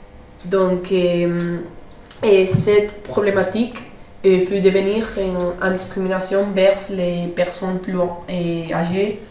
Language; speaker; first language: French; non-native, learner; Spanish